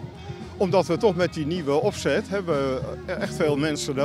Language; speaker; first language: Dutch; native; Dutch